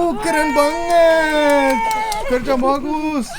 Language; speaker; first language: Indonesian; non-native, learner; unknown